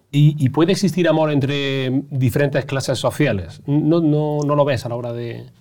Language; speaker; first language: Spanish; native; Spanish